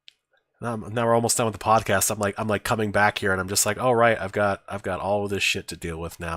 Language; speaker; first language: English; native; English